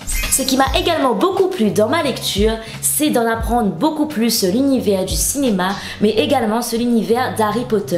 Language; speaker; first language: French; native; French